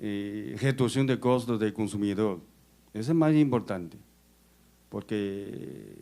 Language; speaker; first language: Portuguese; non-native, learner; Chinese